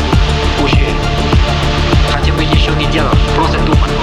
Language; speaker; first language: Russian; non-native, learner; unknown